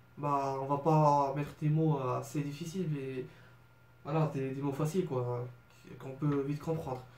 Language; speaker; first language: French; non-native, local second language; Arabic